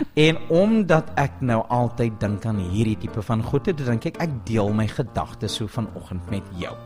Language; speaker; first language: Afrikaans; non-native, local second language; English